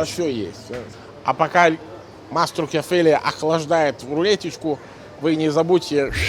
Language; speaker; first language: Russian; non-native, fluent; Italian